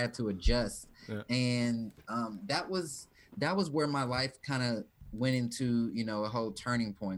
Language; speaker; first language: English; native; English